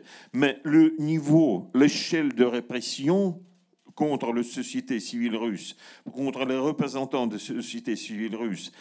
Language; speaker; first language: French; non-native, learner; Russian